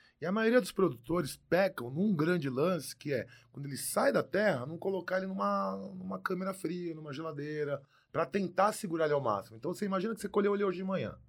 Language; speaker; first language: Portuguese; native; Portuguese